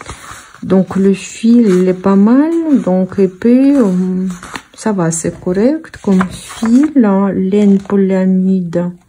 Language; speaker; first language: French; non-native, fluent; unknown